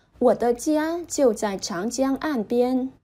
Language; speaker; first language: Chinese; non-native, fluent; Vietnamese